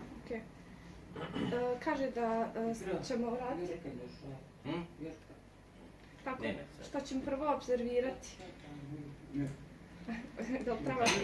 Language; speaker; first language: Bosnian; native; Bosnian